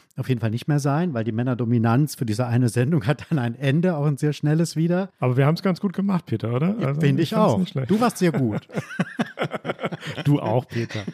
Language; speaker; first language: German; native; German